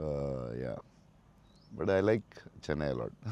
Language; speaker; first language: Tamil; non-native, local second language; Telugu